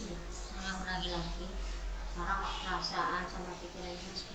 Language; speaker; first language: Indonesian; native; Indonesian